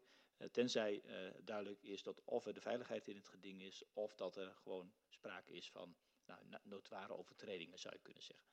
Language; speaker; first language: Dutch; native; Dutch